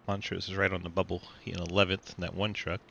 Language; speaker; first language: English; native; English